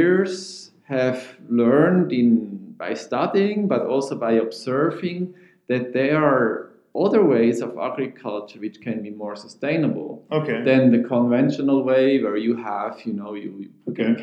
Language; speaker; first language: English; non-native, fluent; Swiss German